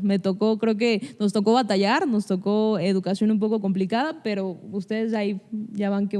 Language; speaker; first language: Spanish; native; Spanish